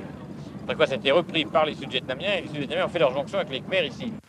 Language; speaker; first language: French; native; French